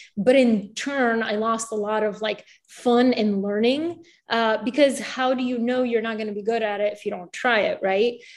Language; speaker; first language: English; early bilingual, other home language; Bulgarian